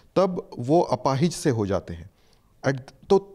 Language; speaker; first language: Hindi; non-native, local second language; Marathi